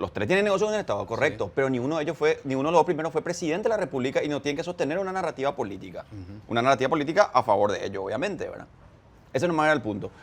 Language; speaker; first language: Spanish; native; Spanish